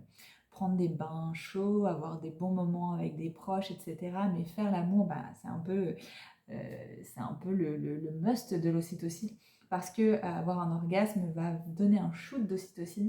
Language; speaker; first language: French; native; French